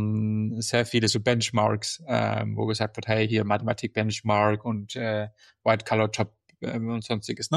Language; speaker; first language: German; native; German